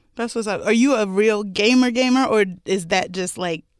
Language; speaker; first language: English; native; English